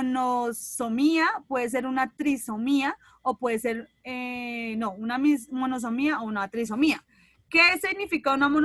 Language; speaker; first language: Spanish; native; Spanish